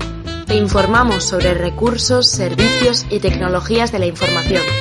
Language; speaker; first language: Spanish; native; Spanish